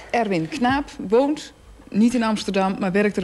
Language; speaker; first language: Dutch; native; Dutch